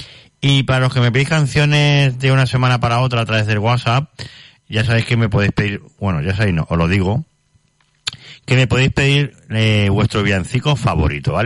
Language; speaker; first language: Spanish; native; Spanish